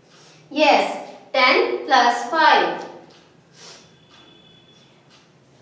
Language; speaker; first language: English; non-native, local second language; Urdu